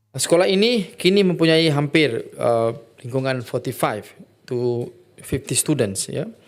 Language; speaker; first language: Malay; non-native, local second language; Tamil